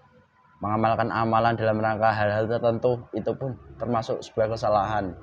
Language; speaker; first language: Indonesian; native; Indonesian